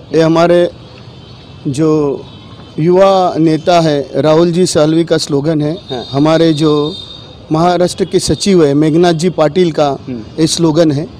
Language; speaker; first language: Hindi; non-native, local second language; Marathi